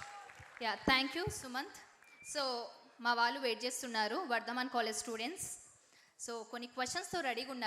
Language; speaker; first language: Telugu; native; Telugu